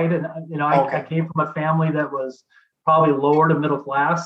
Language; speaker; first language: English; native; English